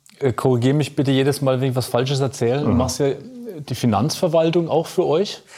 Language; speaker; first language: German; native; German